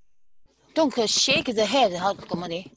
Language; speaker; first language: French; non-native, learner; Chinese